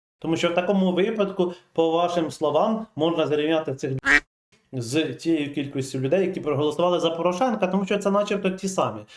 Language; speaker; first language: Ukrainian; native; Ukrainian